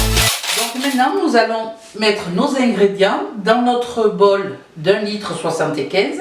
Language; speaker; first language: French; native; French